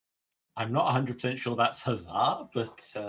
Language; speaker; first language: English; native; English